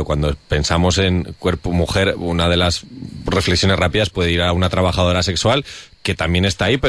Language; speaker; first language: Spanish; native; Spanish